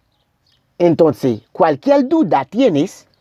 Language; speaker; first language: Spanish; non-native, learner; Haitian Creole